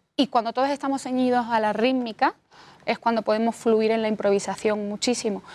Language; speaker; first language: Spanish; native; Spanish